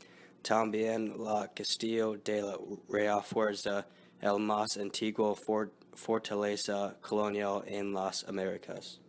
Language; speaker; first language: Spanish; non-native, learner; English